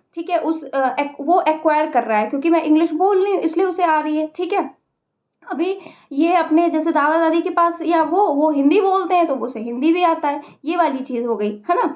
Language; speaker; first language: Hindi; native; Hindi